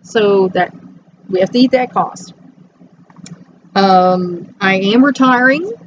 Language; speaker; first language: English; native; English